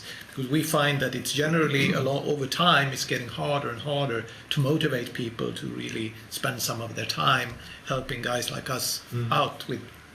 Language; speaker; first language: English; non-native, fluent; Swedish